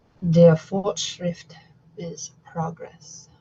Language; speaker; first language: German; non-native, learner; English